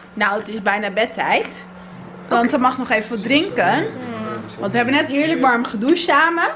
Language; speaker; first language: Dutch; native; Dutch